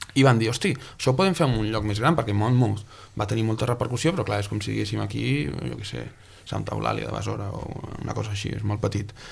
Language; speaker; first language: Catalan; native; Catalan